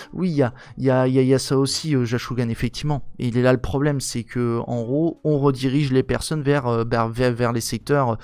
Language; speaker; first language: French; native; French